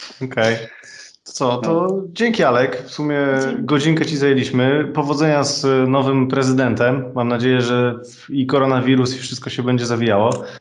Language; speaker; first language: Polish; native; Polish